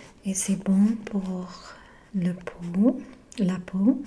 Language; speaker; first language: French; non-native, fluent; English